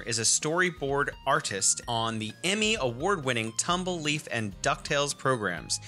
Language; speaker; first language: English; native; English